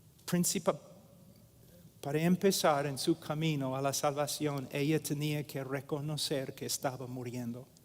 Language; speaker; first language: Spanish; non-native, fluent; English